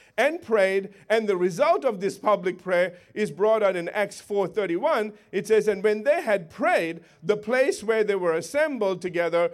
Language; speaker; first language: English; native; English